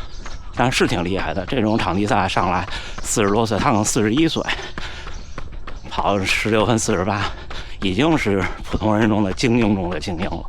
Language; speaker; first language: Chinese; native; Chinese